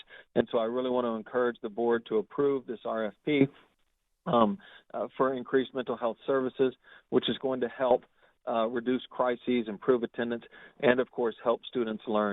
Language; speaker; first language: English; native; English